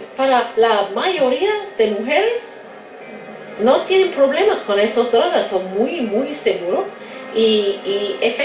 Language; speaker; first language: Spanish; non-native, fluent; English